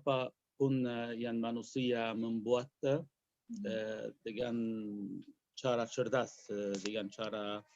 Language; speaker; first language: Indonesian; non-native, learner; Arabic